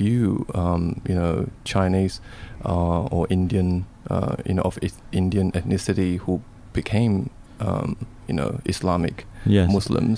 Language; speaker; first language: English; non-native, local second language; Cantonese